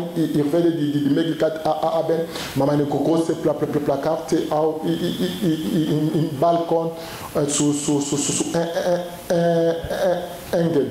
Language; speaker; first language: German; non-native, learner; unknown